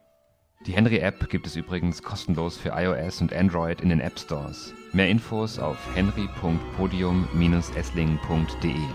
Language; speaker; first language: German; native; German